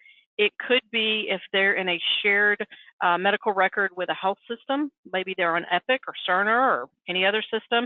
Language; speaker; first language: English; native; English